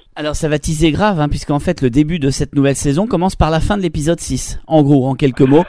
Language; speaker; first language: French; native; French